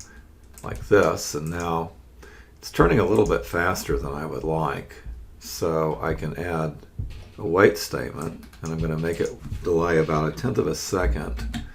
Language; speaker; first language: English; native; English